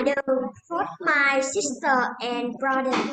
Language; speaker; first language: English; non-native, learner; Vietnamese